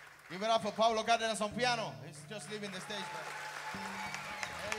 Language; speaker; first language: English; non-native, fluent; Spanish